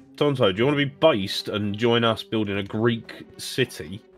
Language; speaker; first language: English; native; English